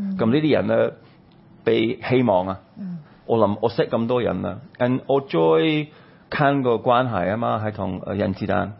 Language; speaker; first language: Cantonese; non-native, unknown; English